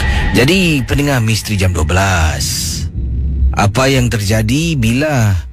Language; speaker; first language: Malay; native; Malay